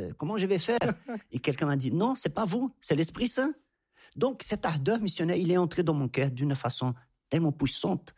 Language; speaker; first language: French; non-native, fluent; Portuguese